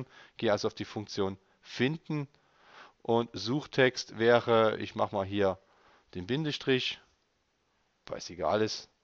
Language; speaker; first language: German; native; German